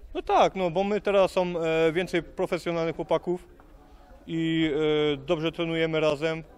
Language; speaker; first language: Polish; early bilingual, heritage; Polish